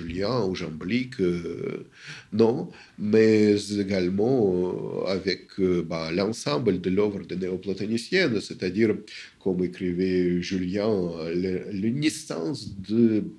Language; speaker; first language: French; non-native, fluent; Russian